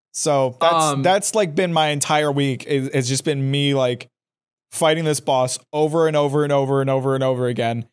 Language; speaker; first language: English; native; English